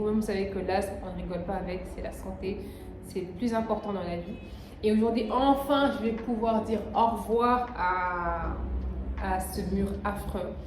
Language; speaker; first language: French; non-native, local second language; Wolof